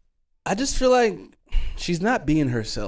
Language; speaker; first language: English; native; English